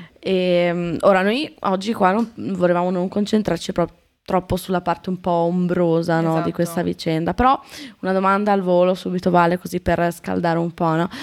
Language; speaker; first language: Italian; native; Italian